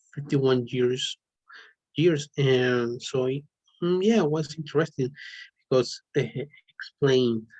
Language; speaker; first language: English; non-native, learner; Spanish